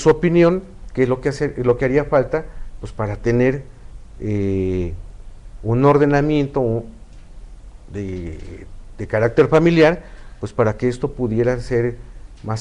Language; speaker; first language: Spanish; native; Spanish